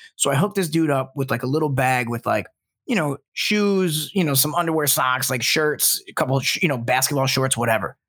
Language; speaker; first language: English; native; English